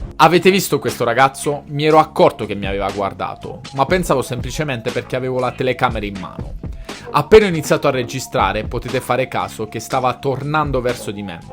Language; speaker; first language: Italian; native; Italian